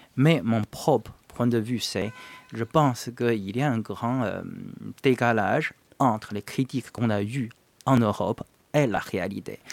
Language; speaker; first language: French; non-native, fluent; Chinese